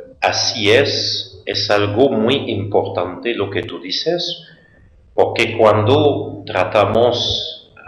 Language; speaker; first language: Spanish; non-native, fluent; French